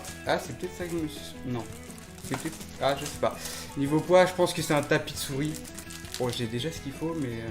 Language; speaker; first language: French; native; French